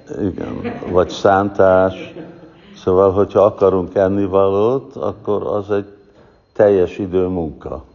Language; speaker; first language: Hungarian; non-native, fluent; English